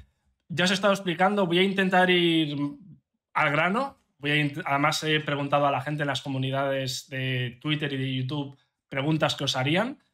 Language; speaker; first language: Spanish; native; Spanish